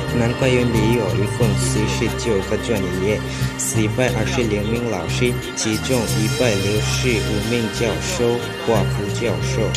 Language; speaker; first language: Chinese; non-native, learner; Bangla